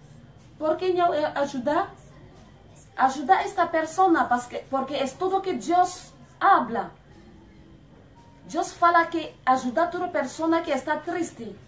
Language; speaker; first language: Spanish; non-native, learner; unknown